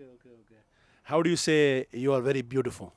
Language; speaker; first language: English; non-native, local second language; Kannada